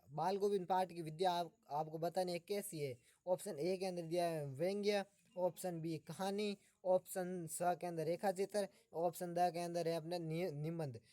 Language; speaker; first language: Hindi; native; Hindi